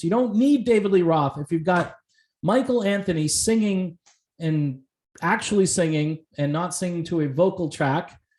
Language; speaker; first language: English; native; English